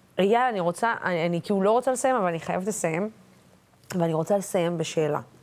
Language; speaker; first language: Hebrew; non-native, local second language; Arabic